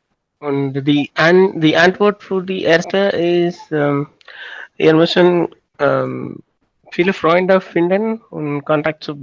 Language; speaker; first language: German; non-native, learner; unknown